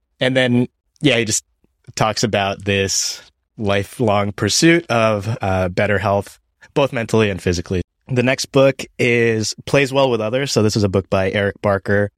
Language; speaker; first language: English; early bilingual, other home language; Japanese